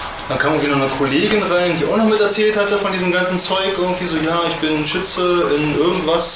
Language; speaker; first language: German; early bilingual, other home language; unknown